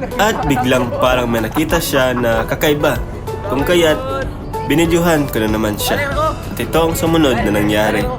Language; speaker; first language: Filipino; non-native, local second language; Cebuano